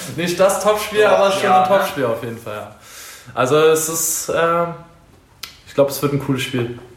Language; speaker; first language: German; native; German